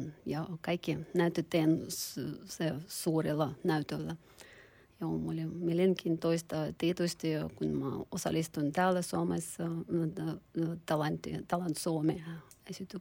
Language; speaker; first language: Finnish; non-native, learner; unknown